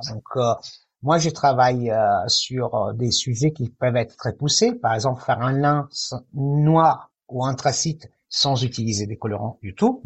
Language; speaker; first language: French; non-native, fluent; Italian